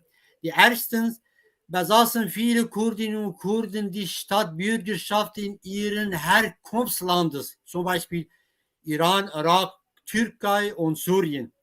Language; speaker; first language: German; non-native, fluent; Kurdish